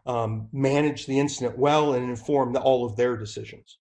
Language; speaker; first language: English; native; English